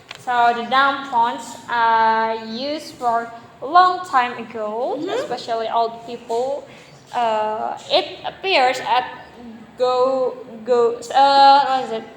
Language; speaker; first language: English; non-native, learner; Indonesian